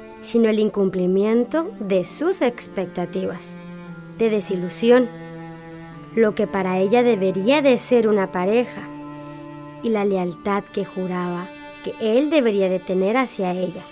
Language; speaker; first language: Spanish; native; Spanish